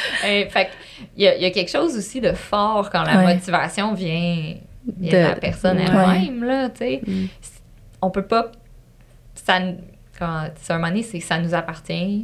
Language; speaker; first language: French; native; French